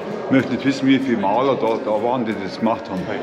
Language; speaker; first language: German; native; German